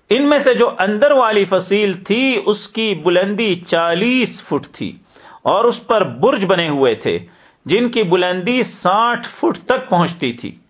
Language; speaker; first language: Urdu; native; Urdu